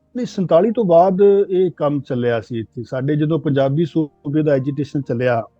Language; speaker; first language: Punjabi; native; Punjabi